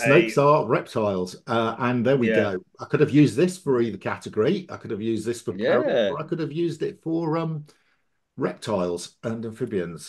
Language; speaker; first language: English; native; English